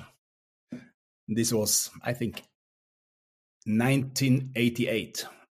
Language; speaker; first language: English; non-native, fluent; Swiss German